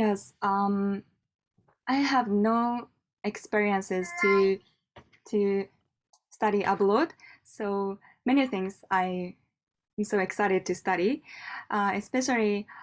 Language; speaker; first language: English; non-native, learner; Japanese